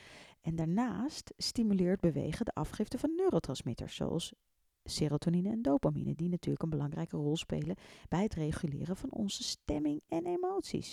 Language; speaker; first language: Dutch; native; Dutch